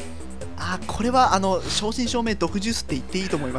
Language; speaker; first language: Japanese; native; Japanese